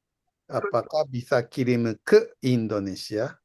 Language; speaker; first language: Indonesian; non-native, fluent; Japanese